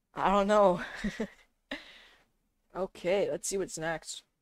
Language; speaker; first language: English; native; English